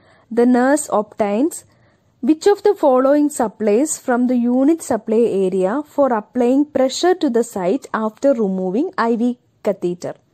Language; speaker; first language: English; non-native, local second language; Malayalam